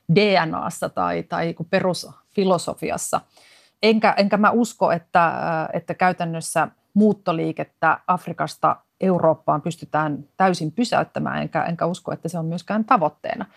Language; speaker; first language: Finnish; native; Finnish